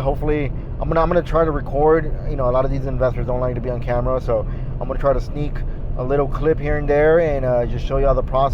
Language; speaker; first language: English; native; English